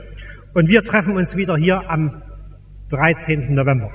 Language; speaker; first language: German; native; German